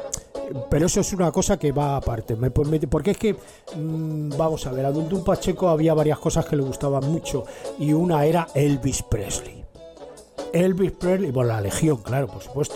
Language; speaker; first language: Spanish; native; Spanish